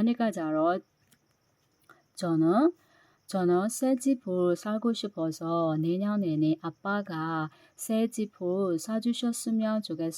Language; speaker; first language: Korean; non-native, fluent; Burmese